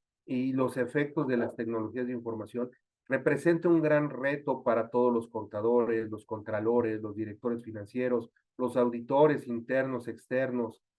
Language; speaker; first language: Spanish; native; Spanish